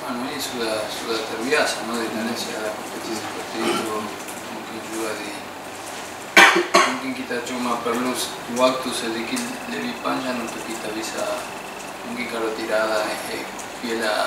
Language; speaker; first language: Indonesian; non-native, fluent; Spanish